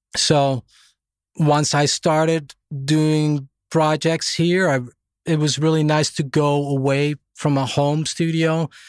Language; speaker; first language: English; non-native, fluent; Dutch